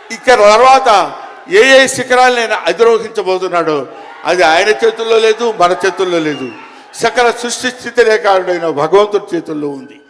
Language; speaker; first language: Telugu; native; Telugu